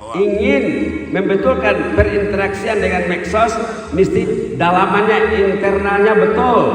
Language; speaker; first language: Indonesian; non-native, local second language; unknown